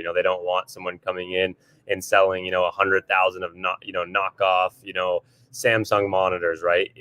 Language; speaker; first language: English; native; English